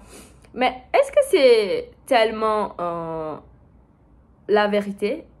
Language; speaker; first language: French; non-native, learner; Portuguese